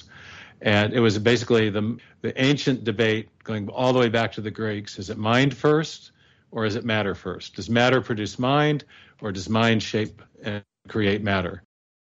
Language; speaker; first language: English; native; English